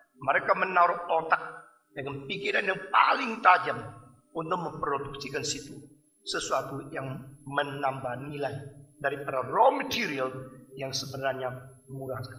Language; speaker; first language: Indonesian; non-native, fluent; Chinese